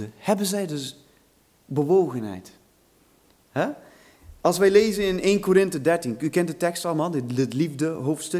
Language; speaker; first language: Dutch; non-native, fluent; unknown